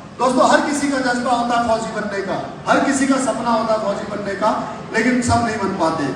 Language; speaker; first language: Hindi; native; Hindi